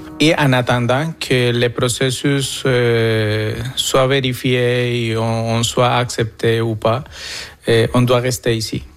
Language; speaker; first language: French; non-native, fluent; Spanish